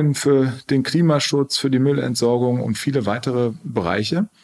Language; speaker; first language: German; native; German